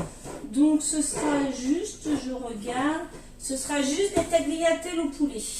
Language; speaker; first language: French; native; French